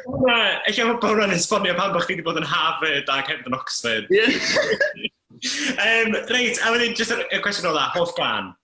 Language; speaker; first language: Welsh; native; Welsh